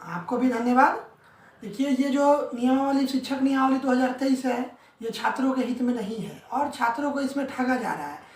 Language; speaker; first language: Hindi; native; Hindi